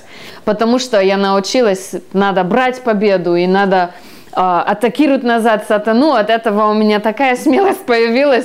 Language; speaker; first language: Russian; early bilingual, heritage; Russian